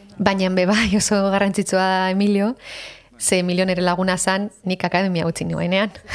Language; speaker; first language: Basque; non-native, local second language; Spanish